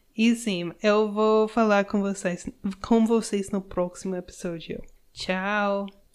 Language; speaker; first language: Portuguese; non-native, learner; English